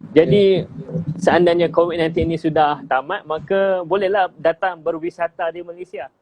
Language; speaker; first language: Malay; native; Malay